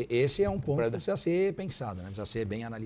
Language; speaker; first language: Portuguese; native; Portuguese